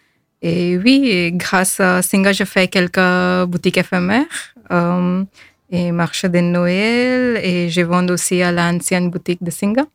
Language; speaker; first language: French; non-native, fluent; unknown